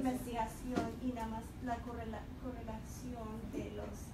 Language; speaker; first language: Spanish; early bilingual, heritage; Spanish